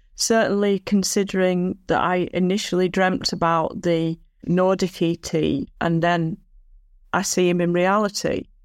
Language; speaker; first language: English; native; English